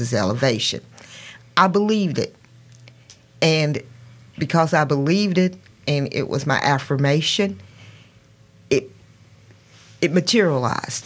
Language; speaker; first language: English; native; English